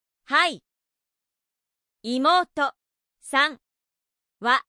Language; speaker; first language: Japanese; non-native, learner; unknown